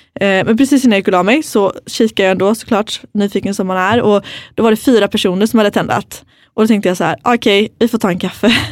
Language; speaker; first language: Swedish; native; Swedish